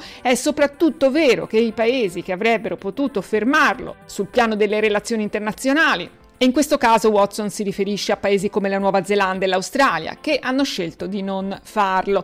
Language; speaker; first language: Italian; native; Italian